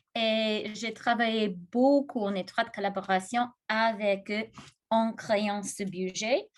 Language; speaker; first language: French; non-native, local second language; English